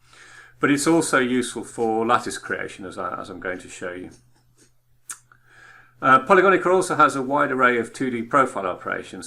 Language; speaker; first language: English; native; English